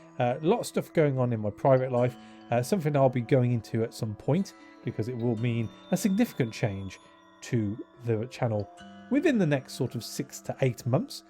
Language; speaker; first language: English; native; English